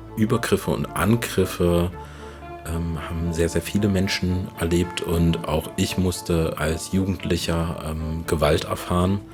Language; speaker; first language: German; native; German